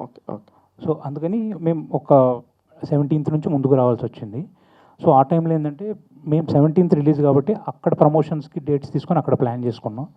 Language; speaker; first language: Telugu; native; Telugu